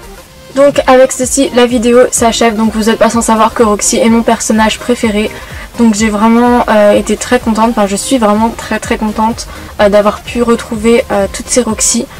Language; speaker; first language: French; native; French